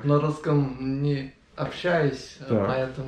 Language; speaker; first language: Russian; non-native, learner; Azerbaijani